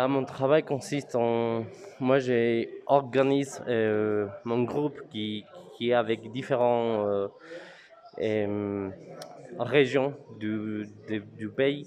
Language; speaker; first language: French; non-native, fluent; Spanish